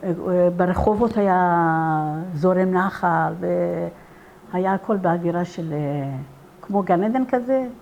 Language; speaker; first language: Hebrew; non-native, fluent; Persian